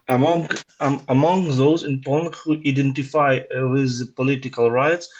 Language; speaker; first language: English; non-native, learner; Ukrainian